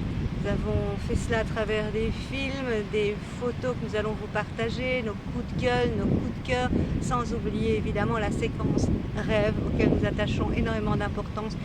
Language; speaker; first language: French; native; French